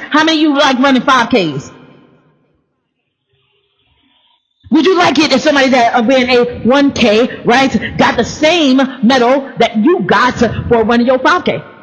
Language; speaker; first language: English; native; English